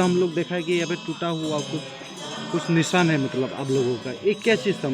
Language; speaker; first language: Hindi; non-native, local second language; Bodo